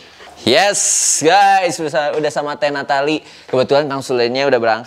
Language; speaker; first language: Indonesian; native; Indonesian